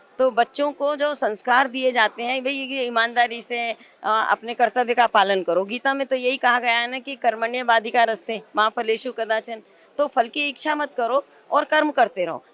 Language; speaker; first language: Hindi; native; Hindi